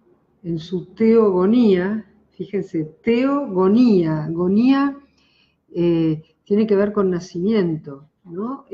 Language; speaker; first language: Spanish; native; Spanish